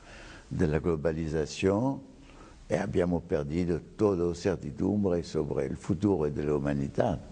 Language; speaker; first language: Spanish; non-native, fluent; French